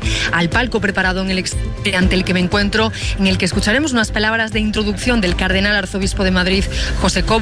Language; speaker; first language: Spanish; native; Spanish